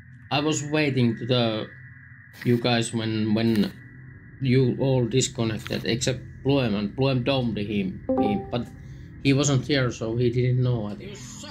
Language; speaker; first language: English; non-native, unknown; Finnish